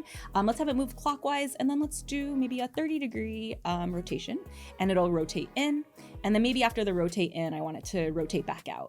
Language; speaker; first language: English; native; English